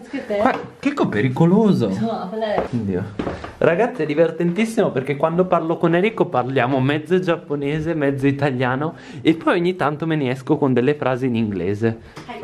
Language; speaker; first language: Italian; native; Italian